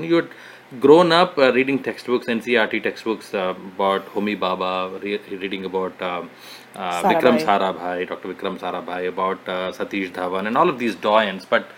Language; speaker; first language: English; non-native, local second language; Telugu